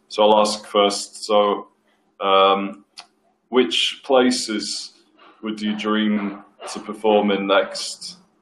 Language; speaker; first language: English; native; English